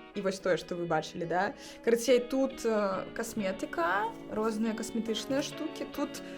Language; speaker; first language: Belarusian; non-native, local second language; Russian